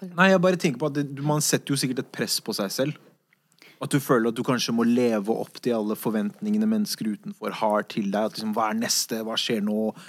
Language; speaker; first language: Norwegian; early bilingual, other home language; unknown